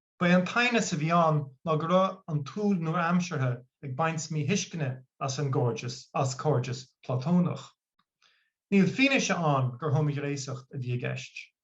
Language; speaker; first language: Irish; non-native, local second language; English